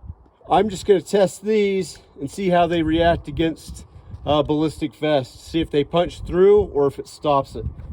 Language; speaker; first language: English; native; English